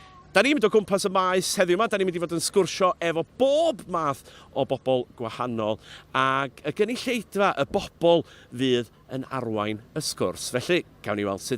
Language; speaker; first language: Welsh; native; Welsh